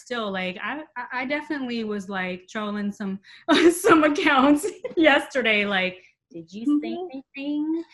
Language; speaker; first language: English; native; English